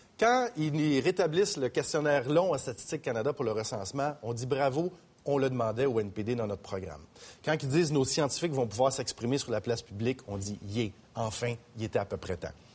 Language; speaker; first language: French; native; French